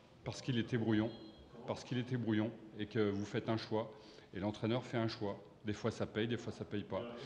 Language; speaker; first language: French; native; French